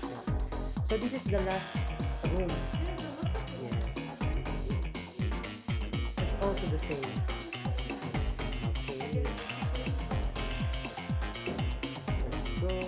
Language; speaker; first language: English; non-native, local second language; Filipino